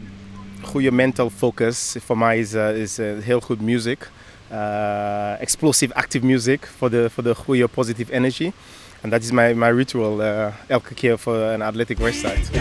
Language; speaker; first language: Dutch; non-native, learner; English